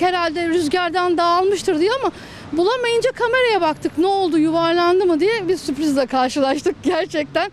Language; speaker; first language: Turkish; native; Turkish